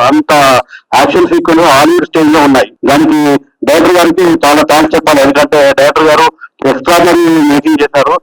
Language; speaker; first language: Telugu; native; Telugu